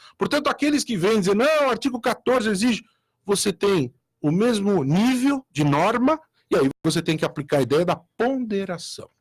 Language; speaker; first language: Portuguese; native; Portuguese